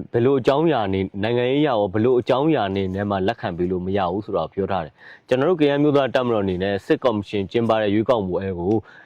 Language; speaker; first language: Burmese; non-native, local second language; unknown